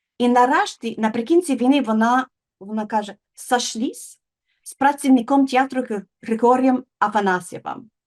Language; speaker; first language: Ukrainian; non-native, fluent; English